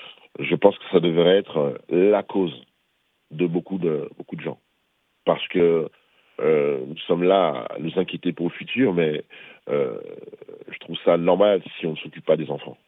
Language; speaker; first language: French; early bilingual, other home language; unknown